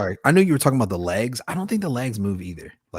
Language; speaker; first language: English; native; English